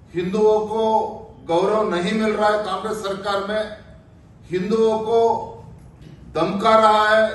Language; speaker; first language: Hindi; non-native, local second language; Kannada